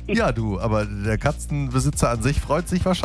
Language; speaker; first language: German; native; German